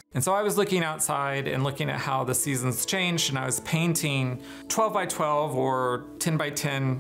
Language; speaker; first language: English; native; English